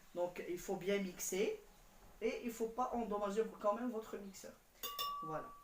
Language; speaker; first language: French; non-native, local second language; Arabic